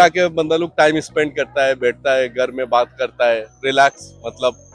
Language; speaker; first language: Hindi; non-native, local second language; Bangla